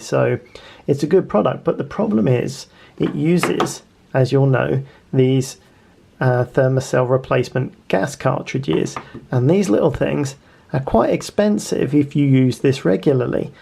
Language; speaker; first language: English; native; English